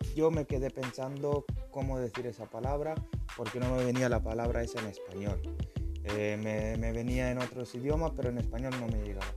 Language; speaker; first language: Spanish; non-native, fluent; Lithuanian